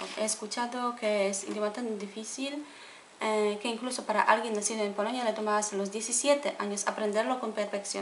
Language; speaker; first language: Spanish; non-native, fluent; Polish